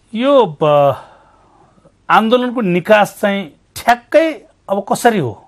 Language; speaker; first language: Nepali; native; Nepali